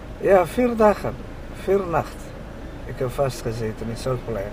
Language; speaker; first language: Dutch; non-native, learner; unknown